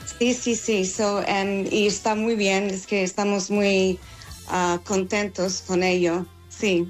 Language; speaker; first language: Spanish; non-native, fluent; English